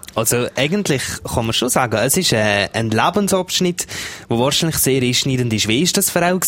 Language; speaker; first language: German; native; German